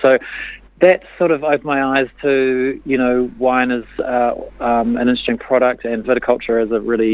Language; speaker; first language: English; native; English